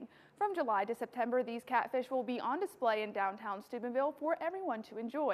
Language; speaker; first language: English; native; English